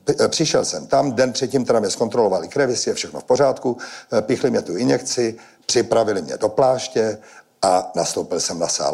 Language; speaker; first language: Czech; native; Czech